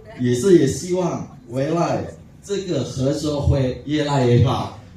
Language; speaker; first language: Chinese; non-native, fluent; Indonesian